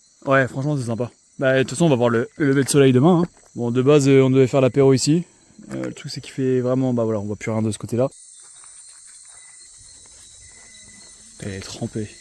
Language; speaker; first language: French; native; French